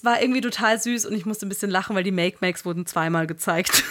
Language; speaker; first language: German; native; German